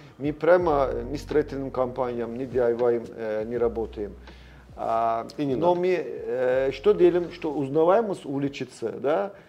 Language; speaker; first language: Russian; non-native, learner; Turkish